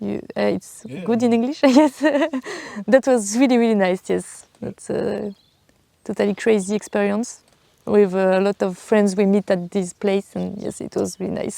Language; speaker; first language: English; non-native, learner; French